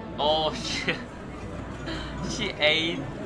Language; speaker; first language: English; non-native, learner; Korean